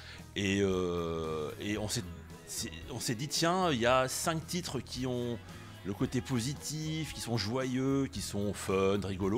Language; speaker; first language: French; native; French